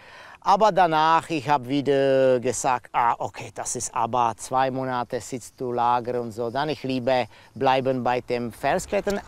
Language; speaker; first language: German; non-native, learner; Czech